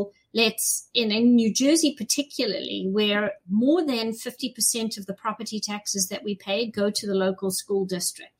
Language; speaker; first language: English; native; English